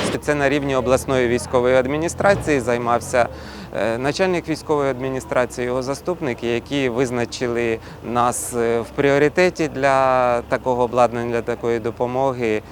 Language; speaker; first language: Ukrainian; native; Ukrainian